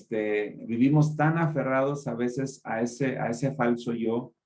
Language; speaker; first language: Spanish; native; Spanish